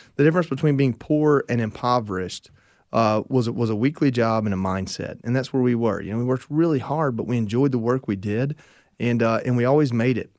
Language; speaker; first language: English; native; English